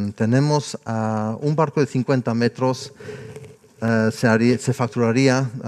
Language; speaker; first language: Spanish; non-native, fluent; English